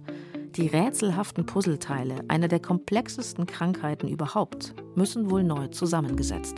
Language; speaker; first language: German; native; German